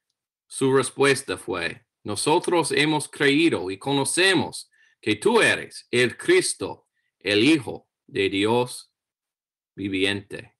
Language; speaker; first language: Spanish; non-native, learner; English